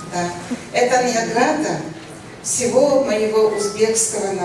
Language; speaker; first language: Russian; non-native, local second language; Uzbek